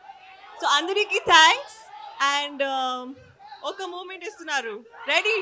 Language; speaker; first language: Telugu; non-native, learner; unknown